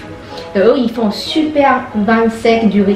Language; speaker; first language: French; non-native, learner; Chinese